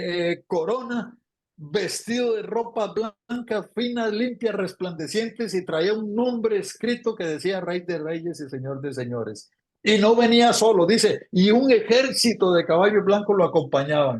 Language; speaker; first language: Spanish; native; Spanish